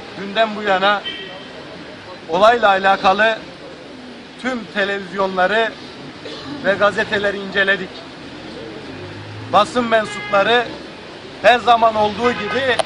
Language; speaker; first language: Turkish; native; Turkish